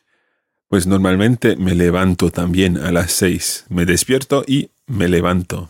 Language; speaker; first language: Spanish; non-native, fluent; English